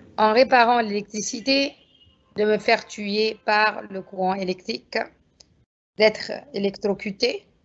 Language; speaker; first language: French; non-native, fluent; Arabic